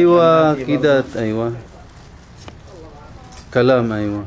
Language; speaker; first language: Arabic; non-native, learner; Filipino